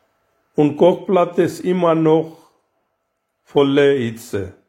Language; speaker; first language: German; non-native, learner; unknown